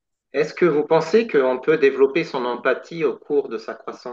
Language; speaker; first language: French; native; French